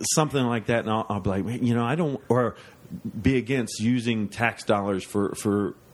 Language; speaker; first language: English; native; English